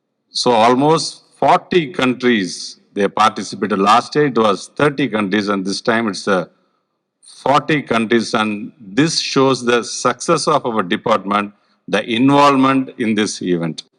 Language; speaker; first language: English; non-native, local second language; Tamil